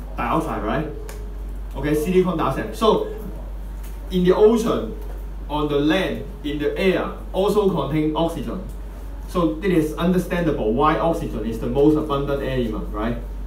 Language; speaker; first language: English; non-native, local second language; Cantonese